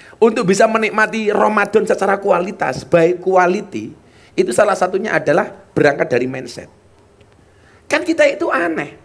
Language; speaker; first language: Indonesian; non-native, local second language; Javanese